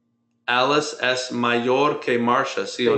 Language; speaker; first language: Spanish; non-native, fluent; English